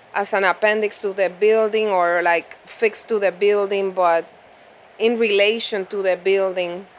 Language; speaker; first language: English; non-native, fluent; Spanish